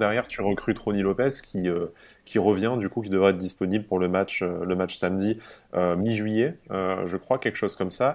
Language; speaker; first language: French; native; French